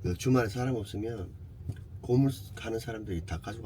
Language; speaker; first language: Korean; native; Korean